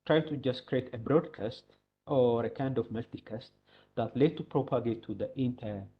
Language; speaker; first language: English; non-native, local second language; Amharic